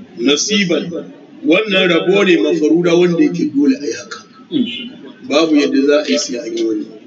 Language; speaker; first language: Hausa; native; Hausa